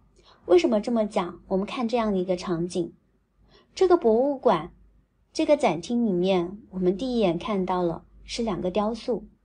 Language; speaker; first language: Chinese; native; Chinese